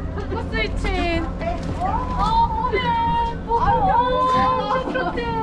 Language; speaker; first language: Turkish; non-native, learner; Korean